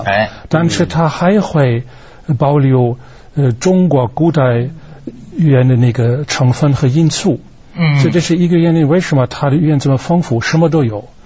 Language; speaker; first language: Chinese; non-native, fluent; German